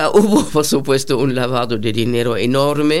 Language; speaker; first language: Spanish; non-native, fluent; German